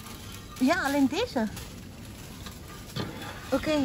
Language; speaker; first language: Dutch; non-native, learner; Indonesian